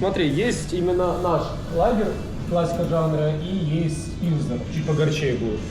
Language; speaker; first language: Russian; native; Russian